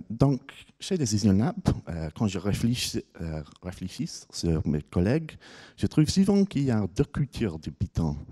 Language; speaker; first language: French; non-native, fluent; English